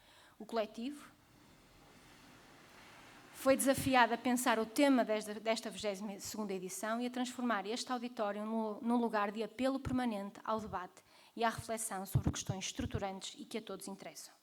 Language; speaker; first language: Portuguese; native; Portuguese